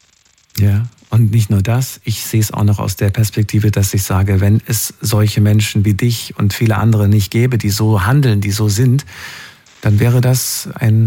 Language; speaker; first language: German; native; German